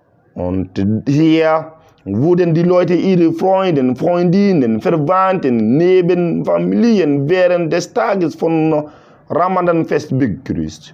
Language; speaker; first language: German; non-native, learner; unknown